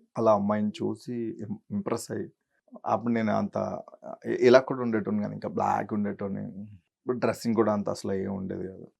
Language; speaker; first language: Telugu; native; Telugu